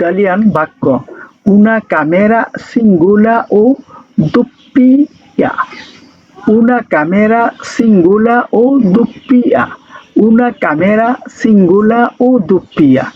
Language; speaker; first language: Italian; non-native, learner; Bangla